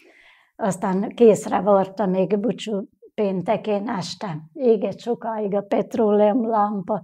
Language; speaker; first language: Hungarian; native; Hungarian